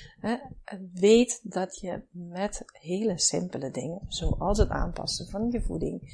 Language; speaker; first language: Dutch; native; Dutch